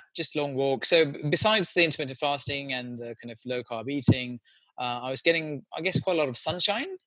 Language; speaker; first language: English; non-native, local second language; Sinhala